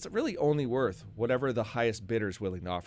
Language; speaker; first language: English; native; English